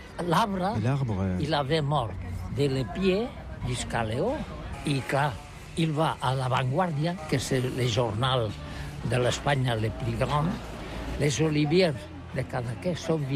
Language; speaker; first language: French; non-native, learner; Catalan